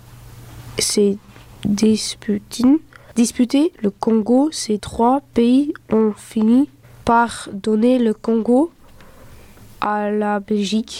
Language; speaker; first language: French; non-native, local second language; Dutch